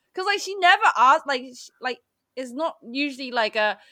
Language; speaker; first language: English; early bilingual, other home language; Cantonese